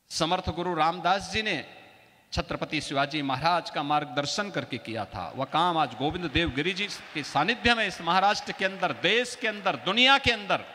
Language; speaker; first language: Hindi; native; Hindi